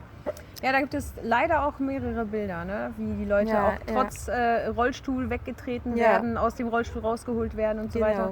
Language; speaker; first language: German; native; German